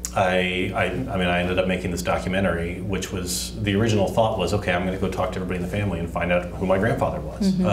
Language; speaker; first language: English; native; English